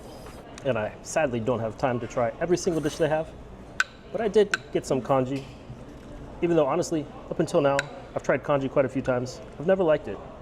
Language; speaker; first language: English; native; English